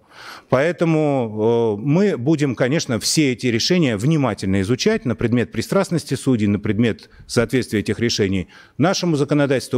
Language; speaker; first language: Russian; native; Russian